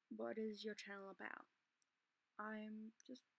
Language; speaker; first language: English; native; English